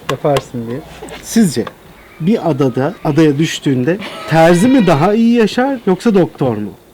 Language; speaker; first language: Turkish; native; Turkish